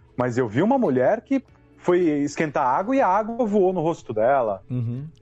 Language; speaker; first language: Portuguese; native; Portuguese